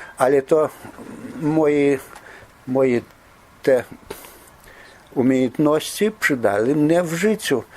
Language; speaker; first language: Polish; non-native, fluent; Belarusian